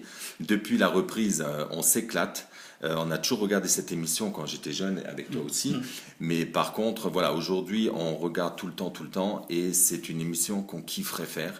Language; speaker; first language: French; native; French